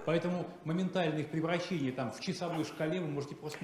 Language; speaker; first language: Russian; native; Russian